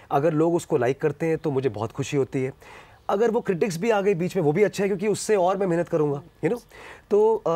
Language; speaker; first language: Hindi; non-native, local second language; Punjabi